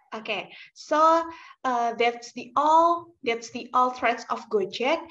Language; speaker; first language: English; non-native, learner; Indonesian